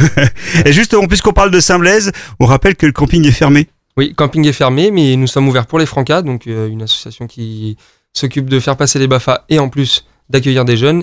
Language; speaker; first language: French; native; French